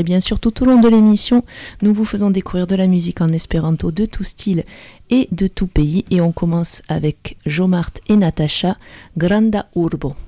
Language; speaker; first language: French; native; French